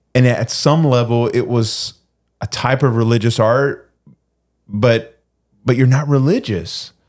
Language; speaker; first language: English; early bilingual, other home language; Spanish